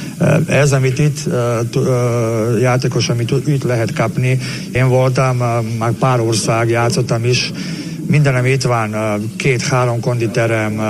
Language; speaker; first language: Hungarian; non-native, learner; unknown